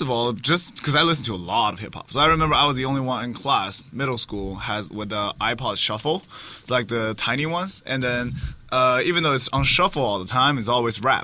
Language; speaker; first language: English; non-native, fluent; Chinese